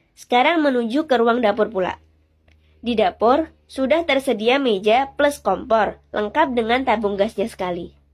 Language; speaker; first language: Indonesian; native; Indonesian